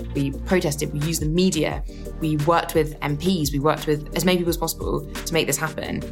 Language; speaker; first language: English; native; English